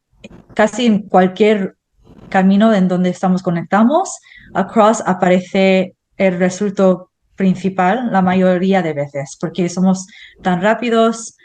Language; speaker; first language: Spanish; non-native, fluent; English